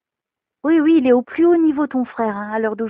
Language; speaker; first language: French; native; French